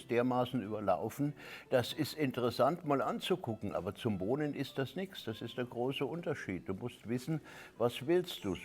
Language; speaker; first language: German; native; German